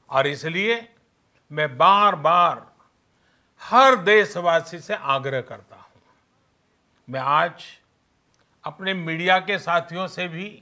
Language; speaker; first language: Hindi; non-native, local second language; Gujarati